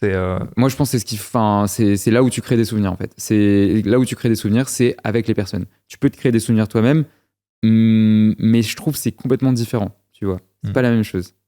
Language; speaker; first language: French; native; French